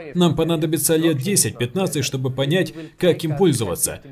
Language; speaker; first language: Russian; non-native, fluent; Swedish